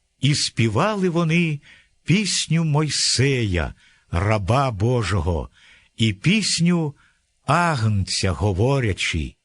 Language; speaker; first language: Ukrainian; native; Ukrainian